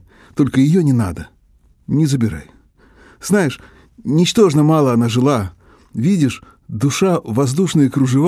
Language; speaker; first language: Russian; native; Russian